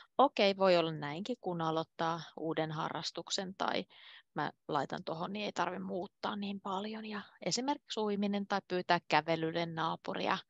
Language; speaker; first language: Finnish; native; Finnish